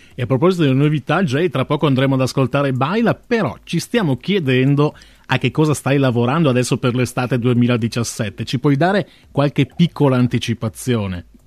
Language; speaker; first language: Italian; native; Italian